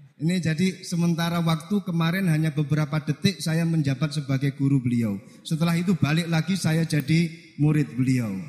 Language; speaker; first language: Indonesian; non-native, local second language; Javanese